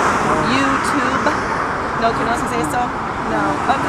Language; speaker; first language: Spanish; non-native, learner; English